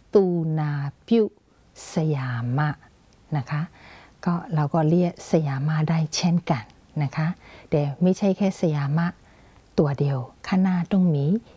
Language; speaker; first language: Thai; non-native, fluent; Burmese